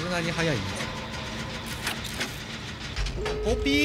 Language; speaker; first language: Japanese; native; Japanese